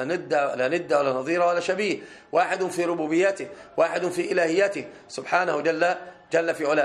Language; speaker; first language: Arabic; native; Arabic